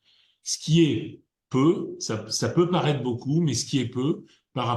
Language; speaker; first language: French; native; French